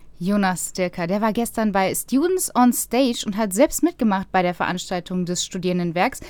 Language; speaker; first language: German; native; German